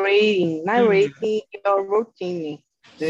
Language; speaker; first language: English; non-native, learner; Portuguese